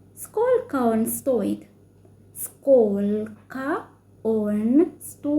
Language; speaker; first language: Russian; non-native, fluent; Sinhala